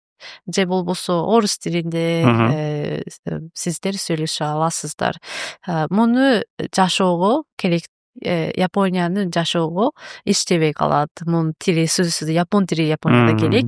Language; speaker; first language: Kyrgyz; non-native, learner; Japanese